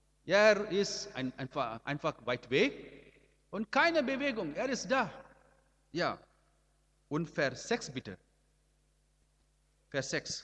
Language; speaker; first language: German; non-native, learner; Amharic